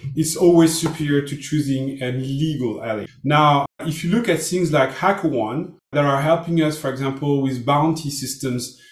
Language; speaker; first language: English; non-native, fluent; French